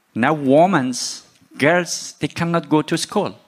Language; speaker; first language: English; non-native, learner; Persian